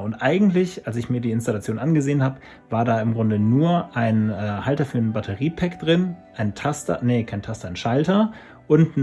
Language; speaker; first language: German; native; German